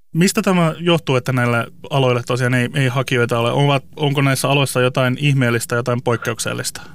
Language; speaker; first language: Finnish; native; Finnish